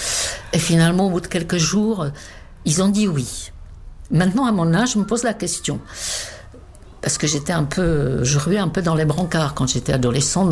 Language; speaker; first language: French; non-native, fluent; Czech